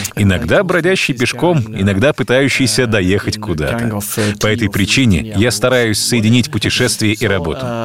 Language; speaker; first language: Russian; non-native, learner; French